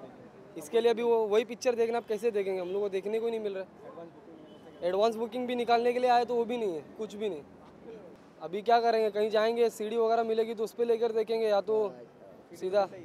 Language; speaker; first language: Hindi; native; Hindi